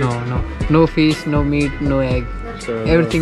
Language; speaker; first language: English; non-native, local second language; Hindi